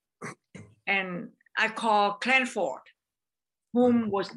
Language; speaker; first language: English; non-native, learner; Vietnamese